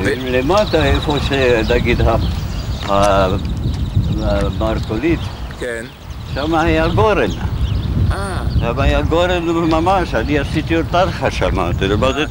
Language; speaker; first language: Hebrew; non-native, fluent; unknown